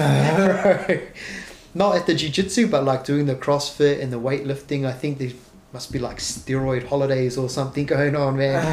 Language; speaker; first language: English; native; English